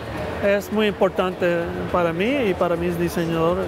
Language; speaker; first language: Spanish; early bilingual, heritage; Spanish